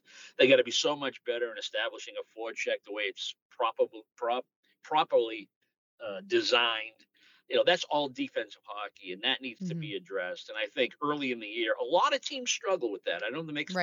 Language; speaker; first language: English; native; English